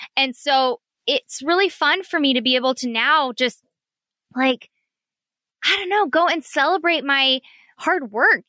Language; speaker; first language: English; native; English